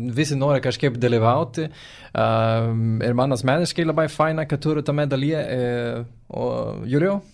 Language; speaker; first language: Lithuanian; non-native, fluent; Swedish